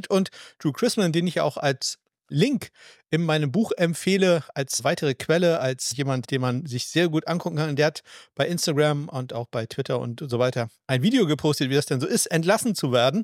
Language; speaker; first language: German; native; German